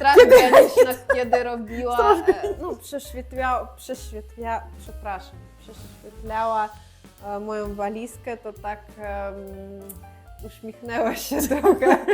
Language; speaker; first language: Polish; non-native, fluent; Russian